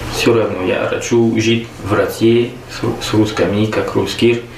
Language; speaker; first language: Russian; non-native, learner; French